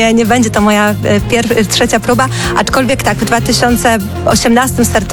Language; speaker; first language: Polish; native; Polish